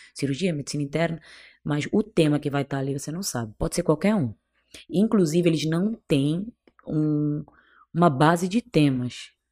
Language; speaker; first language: Portuguese; non-native, local second language; Kabuverdianu